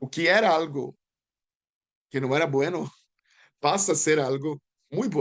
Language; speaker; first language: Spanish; non-native, learner; Portuguese